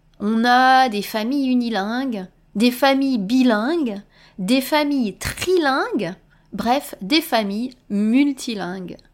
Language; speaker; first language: French; native; French